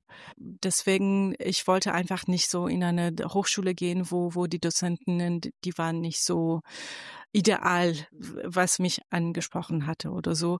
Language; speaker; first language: German; non-native, fluent; Persian